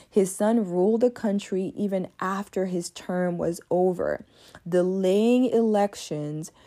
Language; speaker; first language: English; early bilingual, other home language; French